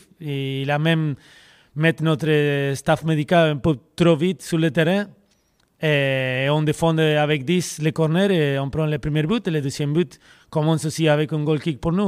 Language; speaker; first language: French; non-native, fluent; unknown